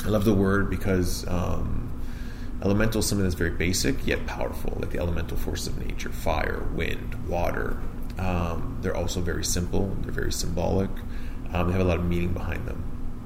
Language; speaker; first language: English; native; English